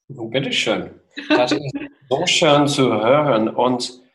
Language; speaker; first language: German; non-native, fluent; English